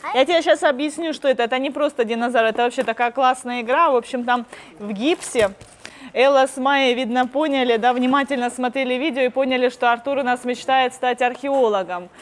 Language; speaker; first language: Russian; native; Russian